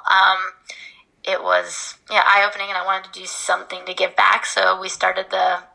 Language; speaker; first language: English; native; English